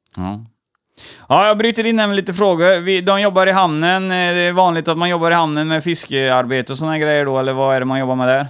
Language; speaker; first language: Swedish; native; Swedish